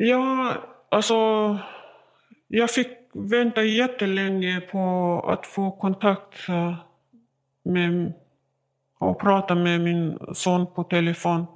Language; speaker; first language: Swedish; non-native, learner; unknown